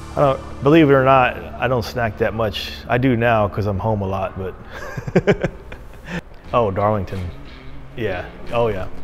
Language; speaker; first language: English; native; English